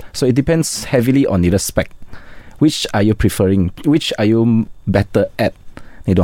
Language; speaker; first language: English; non-native, local second language; Chinese